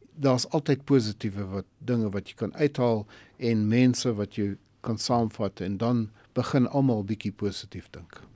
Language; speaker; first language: Afrikaans; non-native, local second language; English